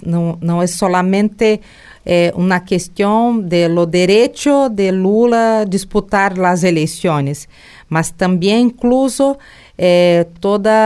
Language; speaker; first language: Spanish; non-native, learner; Portuguese